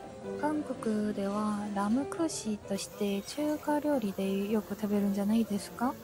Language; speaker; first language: Japanese; non-native, fluent; Korean